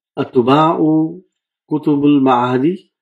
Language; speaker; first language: Arabic; non-native, fluent; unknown